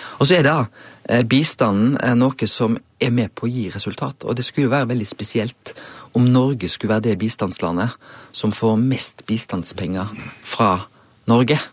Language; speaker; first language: Norwegian; native; Norwegian